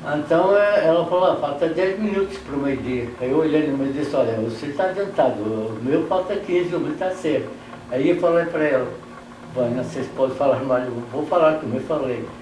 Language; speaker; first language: Portuguese; native; Portuguese